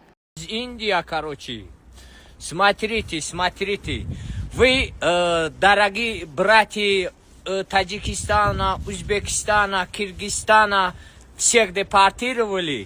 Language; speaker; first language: Russian; non-native, learner; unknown